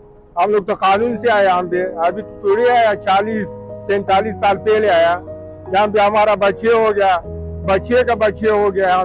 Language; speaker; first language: Hindi; non-native, local second language; Pashto